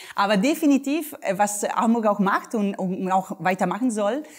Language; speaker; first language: German; non-native, fluent; Italian